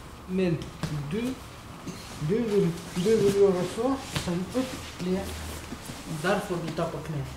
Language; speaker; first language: Swedish; non-native, learner; Russian